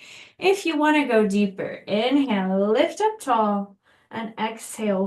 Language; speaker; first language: English; native; English